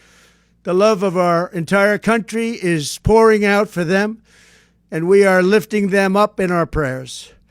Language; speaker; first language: English; native; English